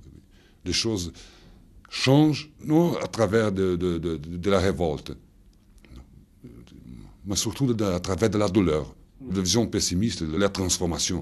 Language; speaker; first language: French; non-native, fluent; Portuguese